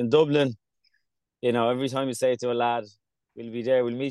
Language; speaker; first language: English; early bilingual, other home language; Kurdish